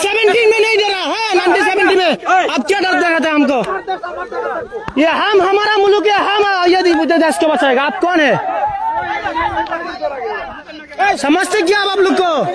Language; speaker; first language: Hindi; non-native, learner; Bangla